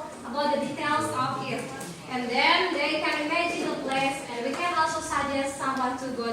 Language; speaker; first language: English; non-native, learner; Indonesian